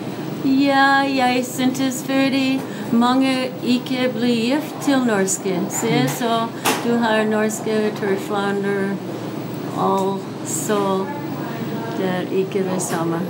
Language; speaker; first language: Norwegian; early bilingual, heritage; English